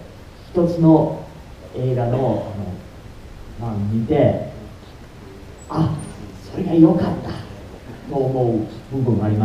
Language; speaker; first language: Japanese; non-native, fluent; English